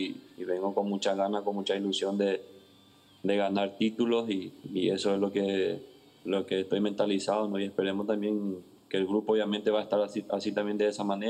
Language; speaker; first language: Spanish; native; Spanish